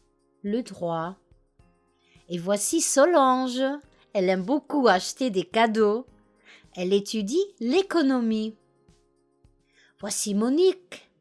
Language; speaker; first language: French; non-native, fluent; English